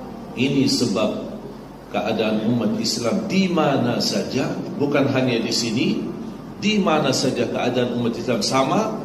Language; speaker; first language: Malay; non-native, fluent; Arabic